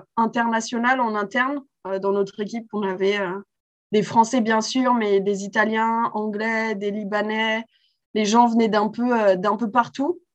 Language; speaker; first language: French; native; French